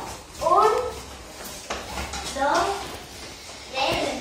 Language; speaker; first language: Catalan; non-native, local second language; Spanish